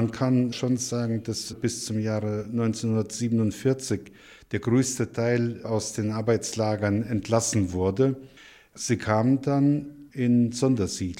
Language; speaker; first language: German; native; German